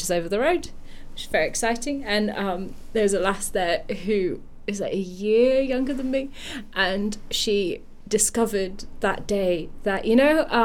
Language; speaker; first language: English; native; English